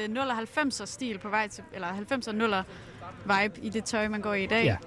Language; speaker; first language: Danish; native; Danish